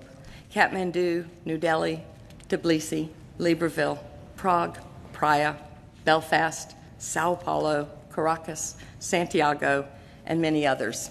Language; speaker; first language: English; native; English